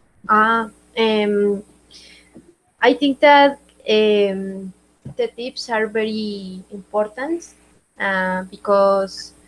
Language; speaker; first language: English; non-native, learner; Spanish